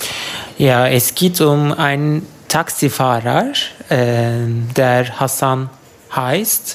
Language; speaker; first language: German; non-native, learner; Turkish